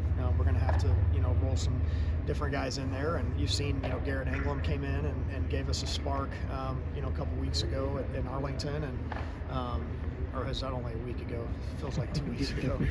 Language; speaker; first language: English; native; English